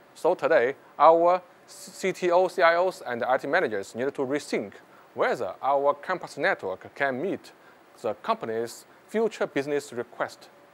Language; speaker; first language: English; non-native, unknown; Chinese